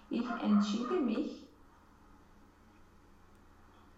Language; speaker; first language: German; non-native, learner; Romanian